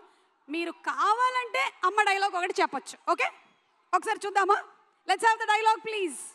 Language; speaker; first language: Telugu; native; Telugu